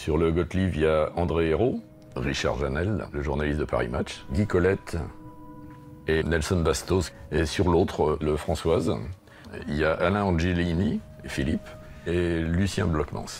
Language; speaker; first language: French; native; French